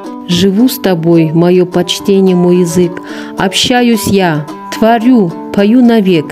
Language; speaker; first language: Russian; non-native, local second language; Kyrgyz